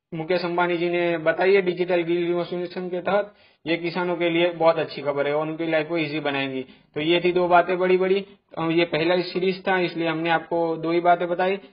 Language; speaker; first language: Hindi; non-native, local second language; Gujarati